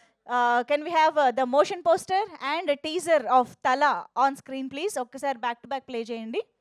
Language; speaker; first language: Telugu; native; Telugu